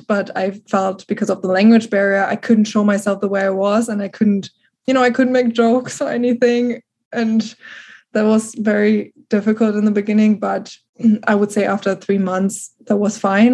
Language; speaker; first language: English; non-native, fluent; German